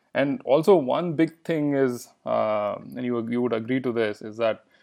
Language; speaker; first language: English; non-native, local second language; Kannada